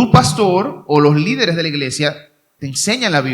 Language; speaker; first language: Spanish; native; Spanish